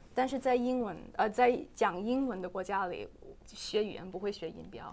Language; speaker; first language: Chinese; early bilingual, heritage; Chinese